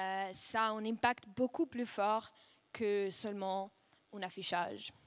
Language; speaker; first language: French; non-native, fluent; Russian